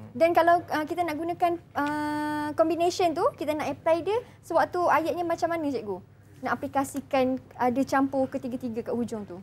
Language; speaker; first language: Malay; native; Malay